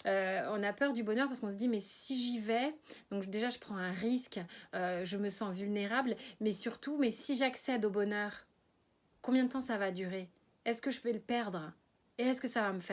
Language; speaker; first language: French; native; French